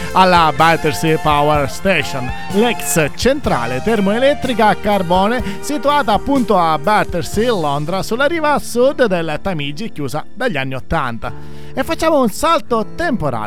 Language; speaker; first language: Italian; native; Italian